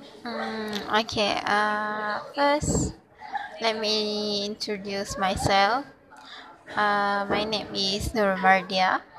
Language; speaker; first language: English; non-native, learner; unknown